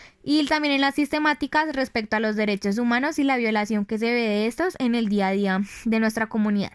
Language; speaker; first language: Spanish; native; Spanish